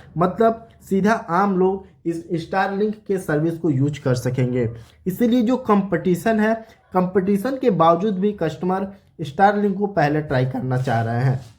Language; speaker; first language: Hindi; native; Hindi